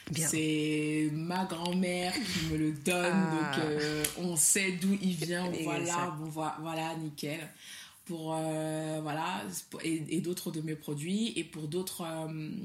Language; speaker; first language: French; non-native, local second language; Soninke